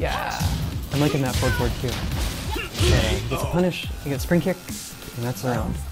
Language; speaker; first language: English; native; English